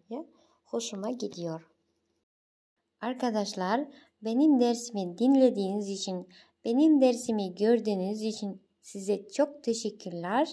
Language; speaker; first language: Turkish; non-native, fluent; Kazakh